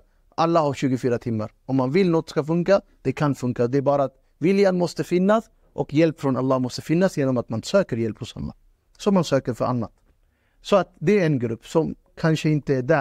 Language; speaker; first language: Swedish; non-native, fluent; Urdu